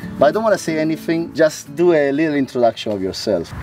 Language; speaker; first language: English; non-native, fluent; Italian